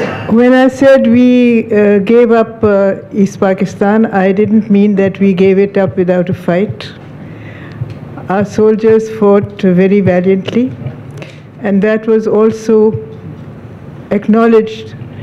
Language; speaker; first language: English; non-native, local second language; Urdu